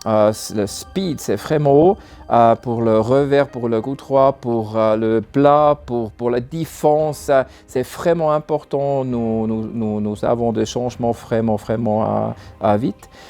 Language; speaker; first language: French; non-native, learner; German